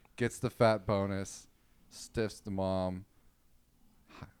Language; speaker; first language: English; native; English